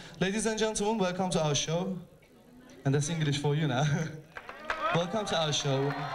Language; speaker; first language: English; non-native, learner; Turkish